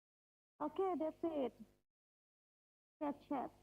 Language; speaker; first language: English; non-native, fluent; Indonesian